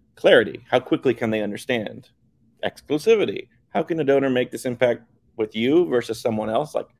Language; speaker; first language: English; native; English